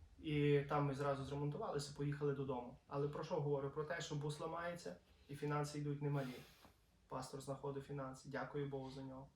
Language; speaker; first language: Ukrainian; native; Ukrainian